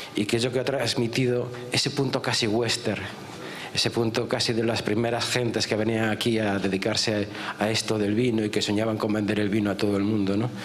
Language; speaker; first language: Spanish; native; Spanish